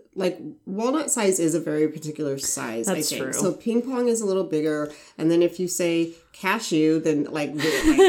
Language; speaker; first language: English; native; English